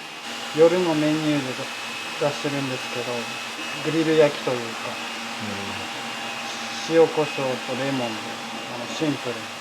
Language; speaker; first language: Japanese; native; Japanese